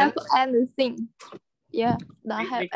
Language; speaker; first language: English; non-native, learner; Khmer